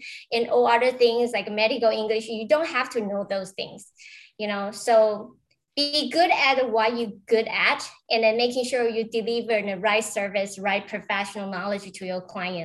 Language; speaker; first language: English; non-native, fluent; Chinese